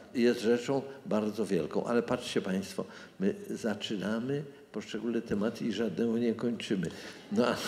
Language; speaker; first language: Polish; native; Polish